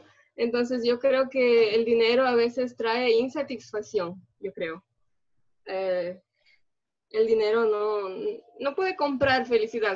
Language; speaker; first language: Spanish; early bilingual, other home language; Portuguese